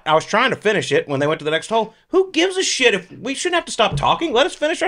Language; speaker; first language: English; native; English